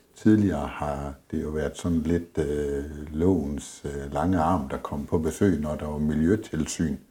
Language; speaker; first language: Danish; native; Danish